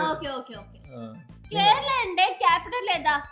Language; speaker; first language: Malayalam; non-native, learner; Tamil